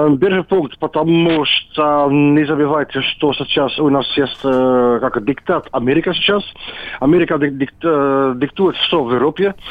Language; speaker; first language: Russian; non-native, learner; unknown